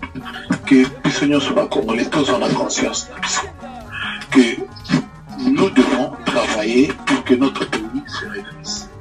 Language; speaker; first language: French; non-native, fluent; Lingala